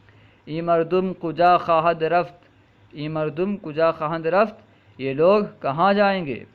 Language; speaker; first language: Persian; non-native, fluent; Urdu